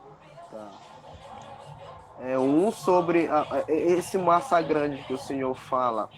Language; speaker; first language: Portuguese; native; Portuguese